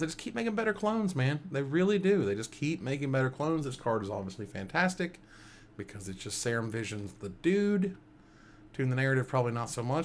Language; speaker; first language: English; native; English